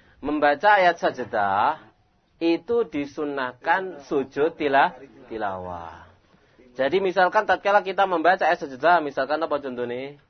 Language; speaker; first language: Indonesian; non-native, local second language; Javanese